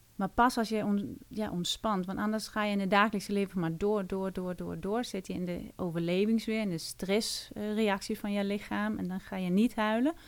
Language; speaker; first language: Dutch; non-native, fluent; Danish